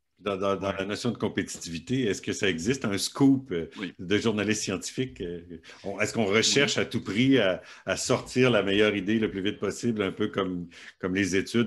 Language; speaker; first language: French; native; French